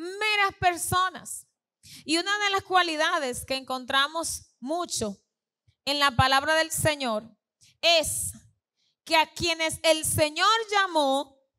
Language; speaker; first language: Spanish; native; Spanish